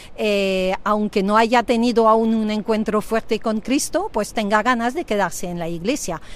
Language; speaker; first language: Spanish; non-native, fluent; French